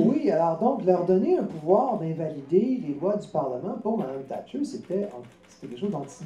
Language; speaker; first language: French; native; French